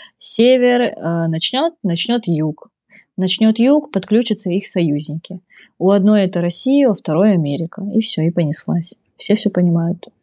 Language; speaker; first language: Russian; native; Russian